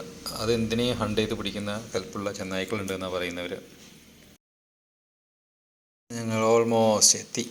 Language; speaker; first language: Malayalam; native; Malayalam